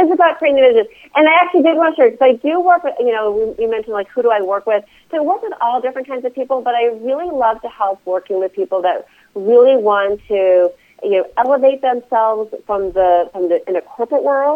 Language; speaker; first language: English; native; English